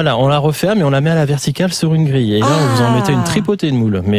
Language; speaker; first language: French; native; French